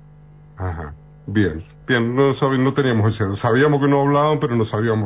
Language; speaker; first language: Spanish; native; Spanish